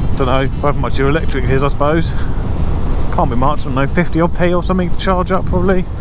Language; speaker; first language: English; native; English